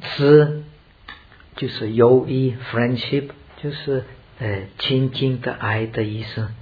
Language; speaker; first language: Chinese; non-native, fluent; Czech